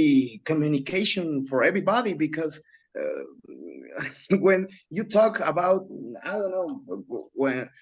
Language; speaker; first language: English; non-native, learner; Spanish